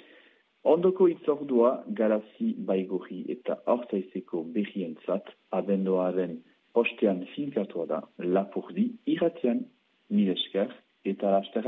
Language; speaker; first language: Basque; native; Basque